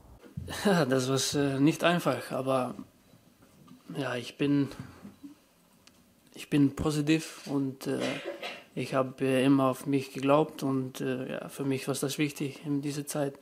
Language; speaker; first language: German; non-native, fluent; English